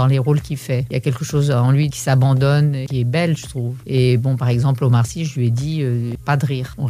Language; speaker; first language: French; native; French